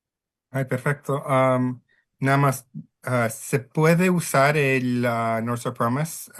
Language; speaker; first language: Spanish; early bilingual, heritage; Spanish